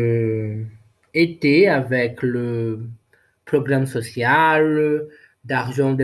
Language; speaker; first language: French; non-native, learner; Portuguese